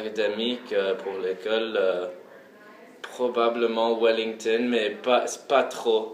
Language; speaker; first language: French; early bilingual, heritage; French